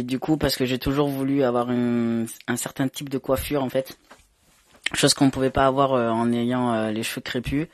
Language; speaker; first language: French; native; French